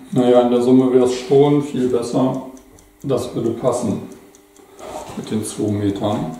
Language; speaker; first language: German; native; German